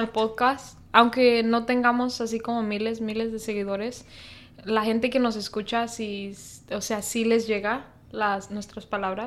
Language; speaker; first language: Spanish; early bilingual, heritage; Spanish